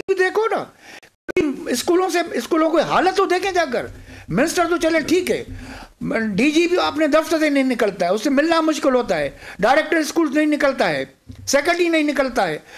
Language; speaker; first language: Urdu; non-native, local second language; Sindhi